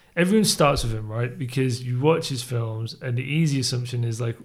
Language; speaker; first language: English; native; English